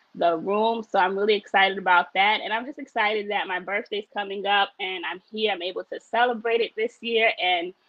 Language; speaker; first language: English; native; English